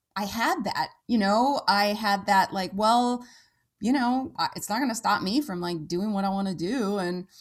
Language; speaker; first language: English; native; English